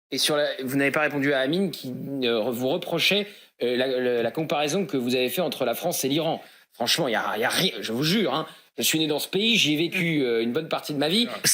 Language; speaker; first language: French; native; French